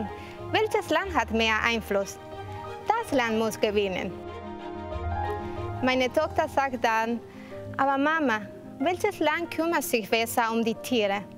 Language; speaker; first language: German; non-native, fluent; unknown